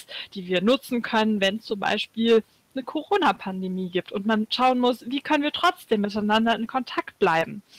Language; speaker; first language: German; native; German